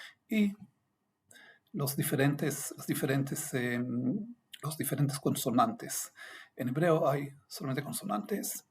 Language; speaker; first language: Spanish; non-native, fluent; Hebrew